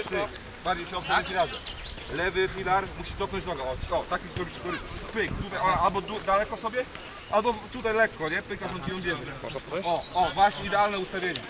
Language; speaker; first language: Polish; native; Polish